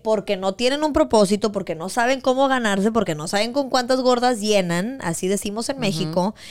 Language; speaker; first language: Spanish; early bilingual, heritage; Spanish